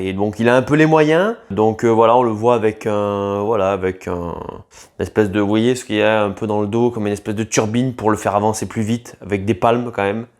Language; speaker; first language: French; native; French